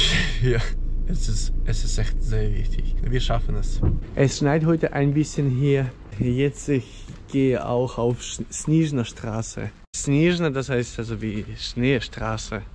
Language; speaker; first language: German; non-native, fluent; Ukrainian